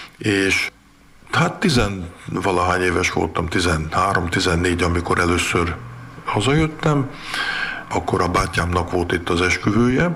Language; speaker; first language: Hungarian; early bilingual, heritage; Hungarian